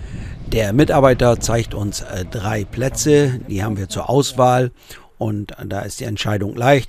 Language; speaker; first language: German; native; German